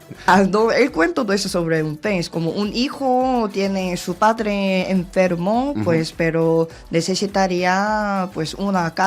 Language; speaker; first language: Spanish; non-native, learner; Korean